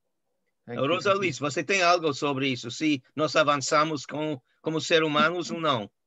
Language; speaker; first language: Portuguese; non-native, fluent; English